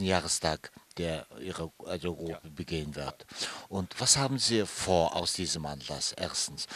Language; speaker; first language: German; non-native, fluent; Mongolian